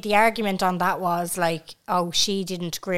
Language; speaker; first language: English; native; English